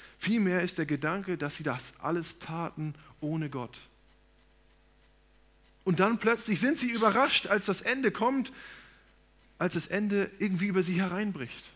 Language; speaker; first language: German; native; German